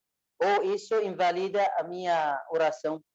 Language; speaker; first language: Portuguese; non-native, fluent; Arabic